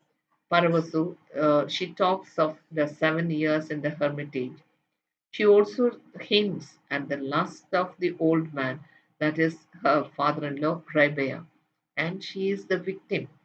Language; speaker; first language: English; non-native, local second language; Malayalam